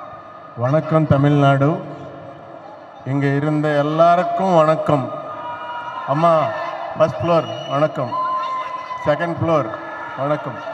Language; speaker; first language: Tamil; non-native, learner; Telugu